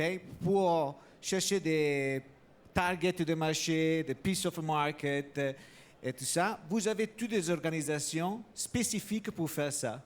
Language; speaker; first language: French; non-native, learner; Italian